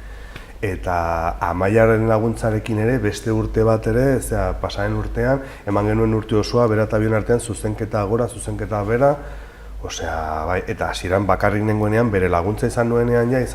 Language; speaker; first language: Basque; non-native, local second language; Spanish